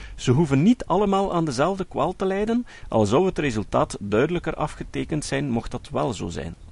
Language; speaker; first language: Dutch; native; Dutch